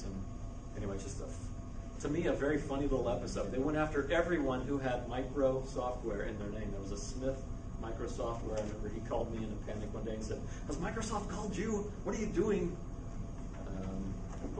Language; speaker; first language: English; native; English